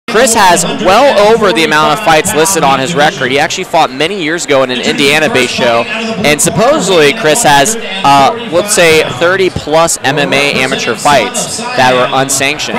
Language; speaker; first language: English; native; English